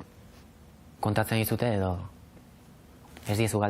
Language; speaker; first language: Basque; native; Basque